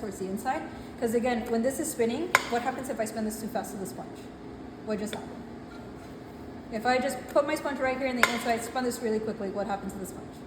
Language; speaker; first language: English; native; English